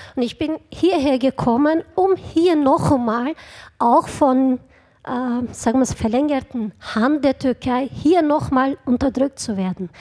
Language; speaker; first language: German; non-native, fluent; Kurdish